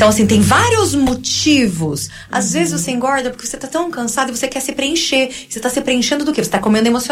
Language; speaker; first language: Portuguese; native; Portuguese